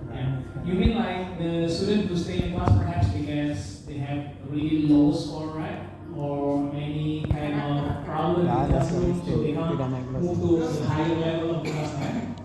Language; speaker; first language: English; non-native, fluent; Indonesian